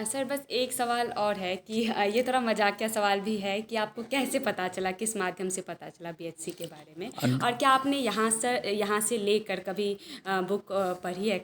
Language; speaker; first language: Hindi; native; Hindi